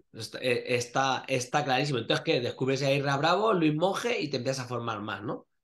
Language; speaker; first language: Spanish; native; Spanish